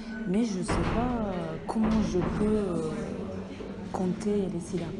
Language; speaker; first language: French; non-native, learner; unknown